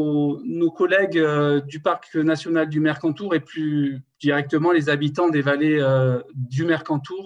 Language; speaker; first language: French; native; French